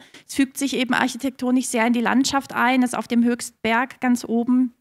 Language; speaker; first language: German; native; German